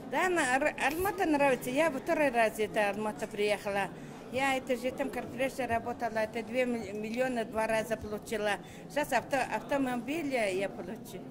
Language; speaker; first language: Russian; non-native, learner; Mongolian